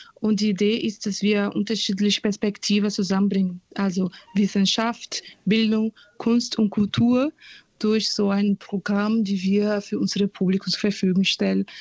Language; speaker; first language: German; non-native, fluent; Portuguese